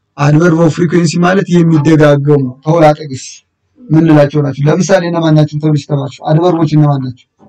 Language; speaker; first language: Amharic; native; Amharic